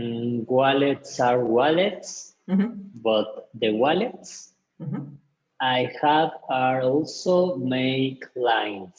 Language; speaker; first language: English; non-native, learner; Spanish